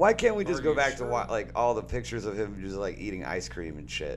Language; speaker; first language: English; native; English